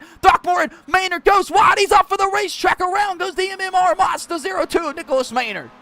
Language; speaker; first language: English; native; English